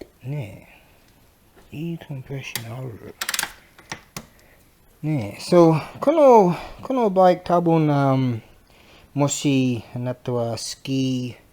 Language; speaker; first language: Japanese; non-native, learner; English